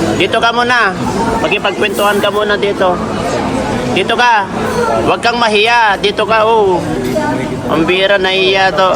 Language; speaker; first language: Filipino; native; Filipino